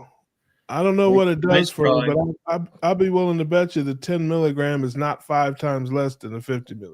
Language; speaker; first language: English; native; English